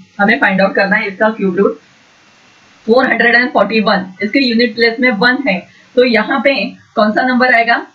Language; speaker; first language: Hindi; non-native, local second language; Marathi